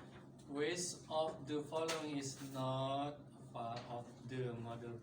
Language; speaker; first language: English; non-native, learner; Indonesian